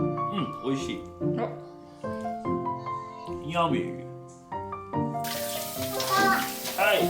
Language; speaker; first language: Japanese; native; Japanese